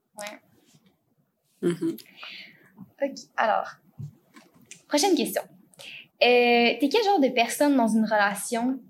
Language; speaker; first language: French; native; French